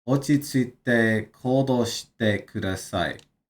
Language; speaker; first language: Japanese; non-native, learner; English